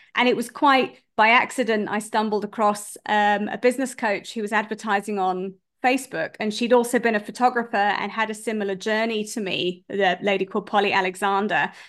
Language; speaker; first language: English; native; English